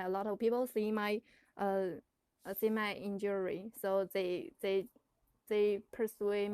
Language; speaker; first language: English; non-native, learner; Chinese